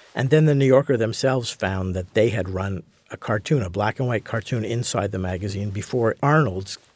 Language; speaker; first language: English; native; English